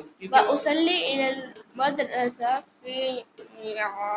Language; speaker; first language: Arabic; non-native, learner; Urdu